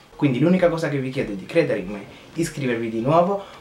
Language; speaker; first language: Italian; early bilingual, other home language; Spanish